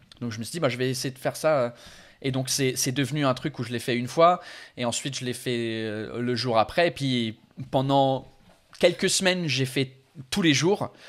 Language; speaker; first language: French; non-native, fluent; English